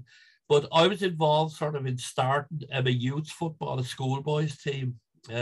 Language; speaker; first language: English; native; English